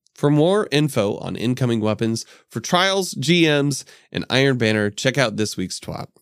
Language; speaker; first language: English; native; English